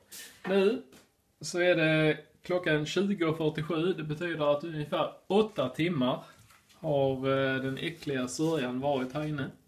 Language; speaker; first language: Swedish; native; Swedish